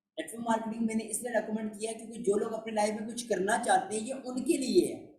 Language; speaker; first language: Urdu; non-native, local second language; Punjabi